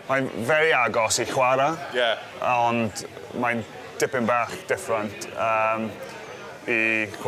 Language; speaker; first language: Welsh; non-native, local second language; English